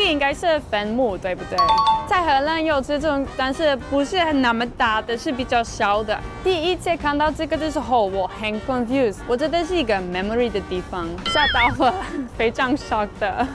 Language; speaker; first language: Chinese; non-native, fluent; Dutch